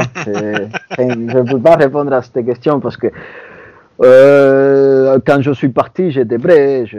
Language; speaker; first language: French; non-native, fluent; Spanish